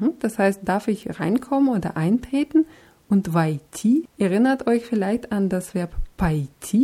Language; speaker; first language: German; non-native, fluent; Russian